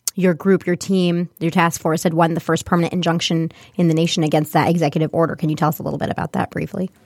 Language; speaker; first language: English; early bilingual, other home language; Hindi